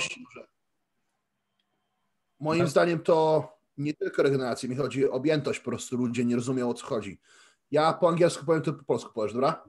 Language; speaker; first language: Polish; early bilingual, heritage; Polish